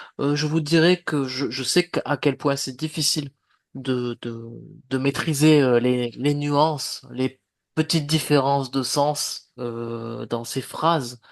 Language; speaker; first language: French; native; French